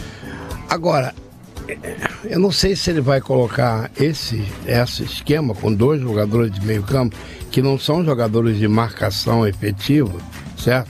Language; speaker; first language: Portuguese; native; Portuguese